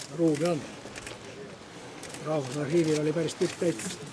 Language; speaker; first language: Estonian; native; Estonian